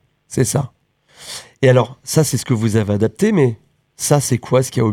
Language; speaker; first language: French; native; French